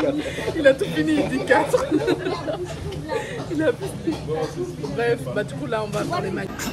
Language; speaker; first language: French; native; French